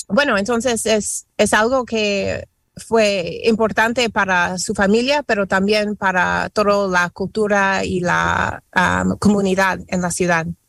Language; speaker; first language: Spanish; non-native, fluent; English